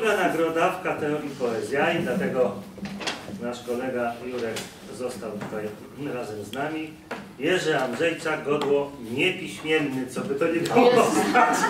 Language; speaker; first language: Polish; native; Polish